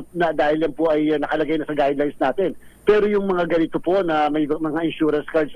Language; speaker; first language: Filipino; native; Filipino